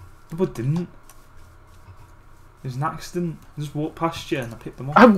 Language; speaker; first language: English; native; English